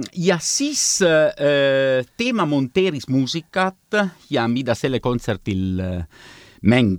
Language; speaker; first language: Estonian; non-native, learner; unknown